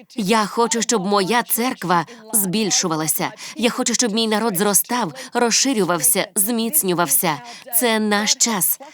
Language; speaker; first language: Ukrainian; non-native, fluent; English